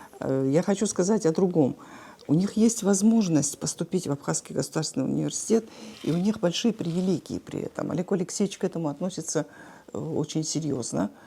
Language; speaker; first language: Russian; non-native, local second language; Abkhazian